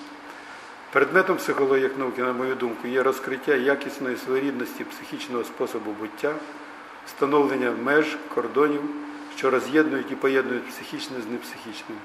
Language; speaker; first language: Ukrainian; native; Ukrainian